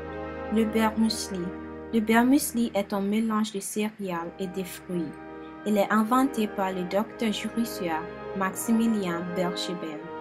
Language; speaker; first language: French; non-native, learner; English